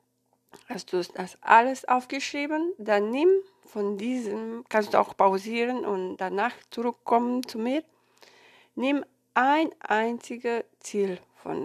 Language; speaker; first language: German; non-native, fluent; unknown